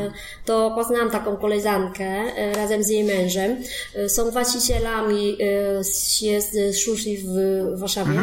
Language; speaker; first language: Polish; non-native, fluent; Vietnamese